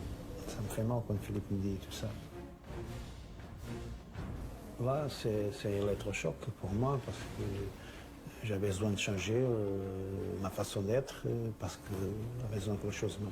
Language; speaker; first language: French; non-native, fluent; Portuguese